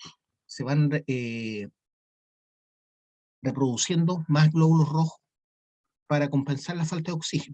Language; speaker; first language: Spanish; native; Spanish